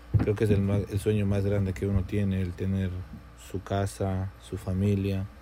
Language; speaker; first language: Spanish; native; Spanish